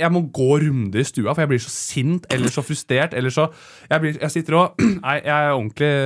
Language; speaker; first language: Norwegian; native; Norwegian